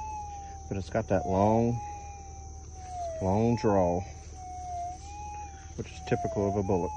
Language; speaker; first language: English; native; English